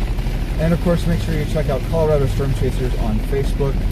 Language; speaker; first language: English; native; English